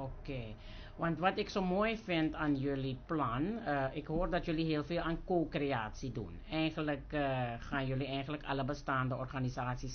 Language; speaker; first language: Dutch; native; Dutch